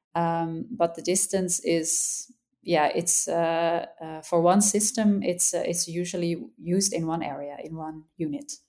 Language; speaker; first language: English; non-native, fluent; Dutch